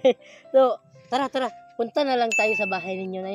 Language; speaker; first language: Filipino; non-native, local second language; Cebuano